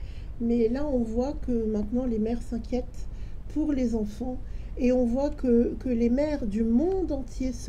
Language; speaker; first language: French; native; French